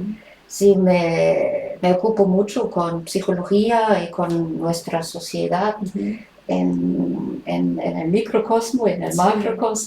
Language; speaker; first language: Spanish; non-native, fluent; German